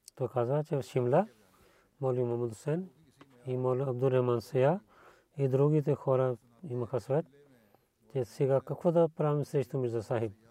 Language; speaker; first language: Bulgarian; non-native, learner; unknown